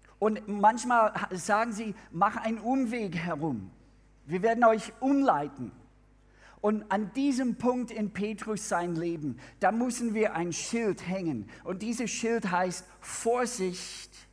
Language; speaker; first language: German; non-native, fluent; English